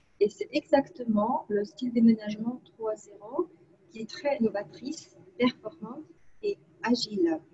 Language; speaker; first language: French; non-native, fluent; Polish